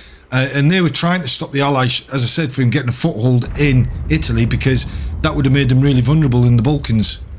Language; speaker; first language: English; native; English